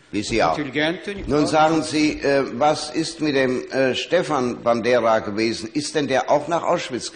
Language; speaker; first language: German; native; German